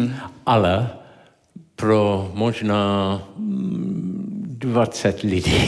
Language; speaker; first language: Czech; non-native, learner; English